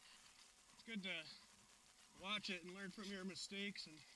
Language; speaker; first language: English; native; English